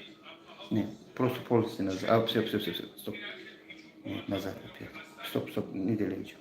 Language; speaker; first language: Russian; non-native, learner; Tajik